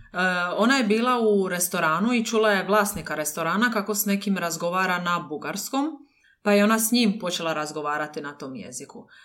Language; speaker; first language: Croatian; native; Croatian